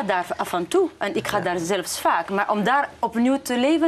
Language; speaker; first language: Dutch; non-native, fluent; Arabic